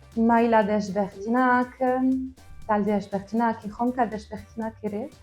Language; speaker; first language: Basque; non-native, local second language; French